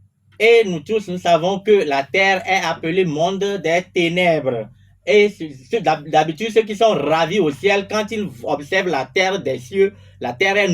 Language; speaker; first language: French; non-native, local second language; Ewe